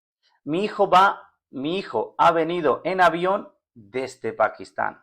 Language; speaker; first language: Spanish; non-native, fluent; Urdu